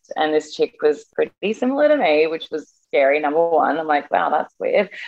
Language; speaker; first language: English; native; English